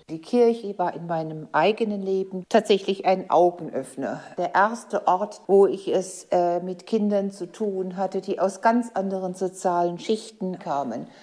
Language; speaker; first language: German; native; German